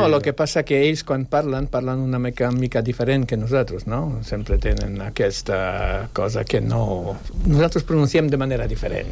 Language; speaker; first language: Catalan; non-native, fluent; Polish